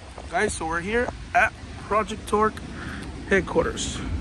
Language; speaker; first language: English; early bilingual, other home language; Spanish